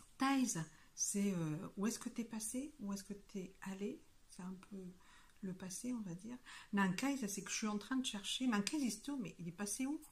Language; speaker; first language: French; non-native, local second language; Malagasy